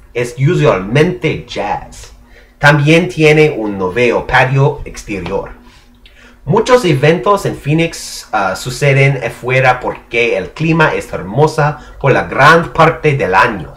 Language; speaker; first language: Spanish; non-native, learner; English